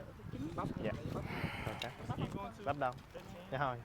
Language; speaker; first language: Vietnamese; early bilingual, heritage; Vietnamese